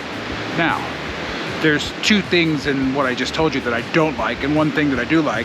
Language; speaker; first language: English; native; English